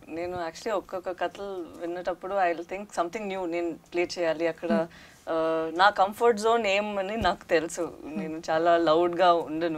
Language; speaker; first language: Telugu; non-native, learner; Tamil